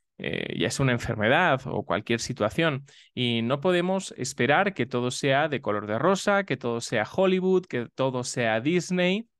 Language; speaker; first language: Spanish; native; Spanish